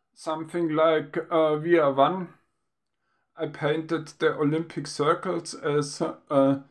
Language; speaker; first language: English; non-native, fluent; German